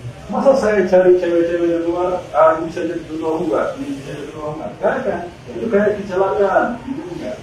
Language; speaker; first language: Indonesian; non-native, fluent; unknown